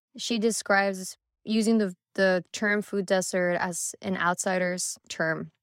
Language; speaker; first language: English; early bilingual, other home language; Spanish